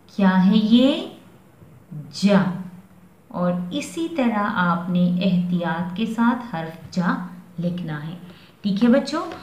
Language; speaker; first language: Urdu; non-native, local second language; Pashto